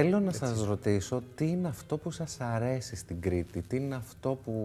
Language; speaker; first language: Greek; native; Greek